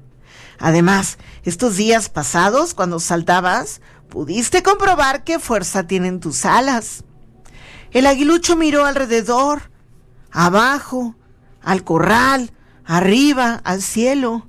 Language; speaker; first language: Spanish; native; Spanish